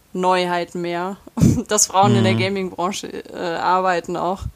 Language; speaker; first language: German; native; German